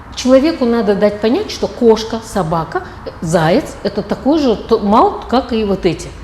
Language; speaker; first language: Russian; non-native, local second language; Kazakh